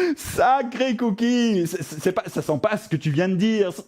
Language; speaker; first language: French; native; French